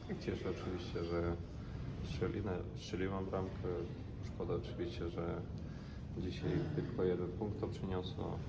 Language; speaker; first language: Polish; non-native, fluent; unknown